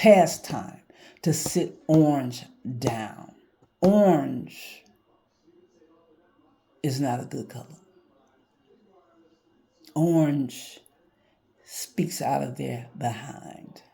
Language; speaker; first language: English; native; English